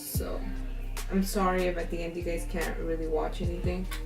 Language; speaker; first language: English; native; English